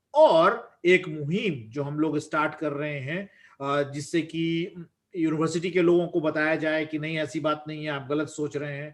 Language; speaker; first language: Hindi; native; Hindi